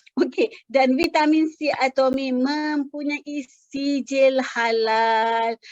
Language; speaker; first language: Malay; native; Malay